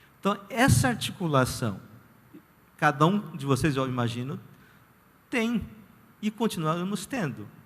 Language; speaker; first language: Portuguese; early bilingual, other home language; Korean